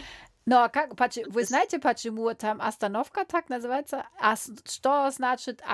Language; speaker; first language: Russian; non-native, learner; German